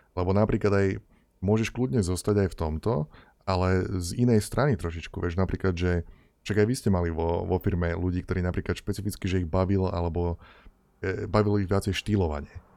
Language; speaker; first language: Slovak; native; Slovak